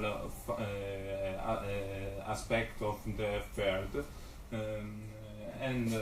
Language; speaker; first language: English; non-native, learner; Italian